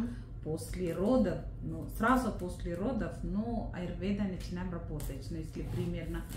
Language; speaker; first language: Russian; non-native, learner; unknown